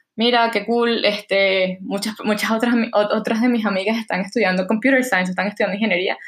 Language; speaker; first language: Spanish; native; Spanish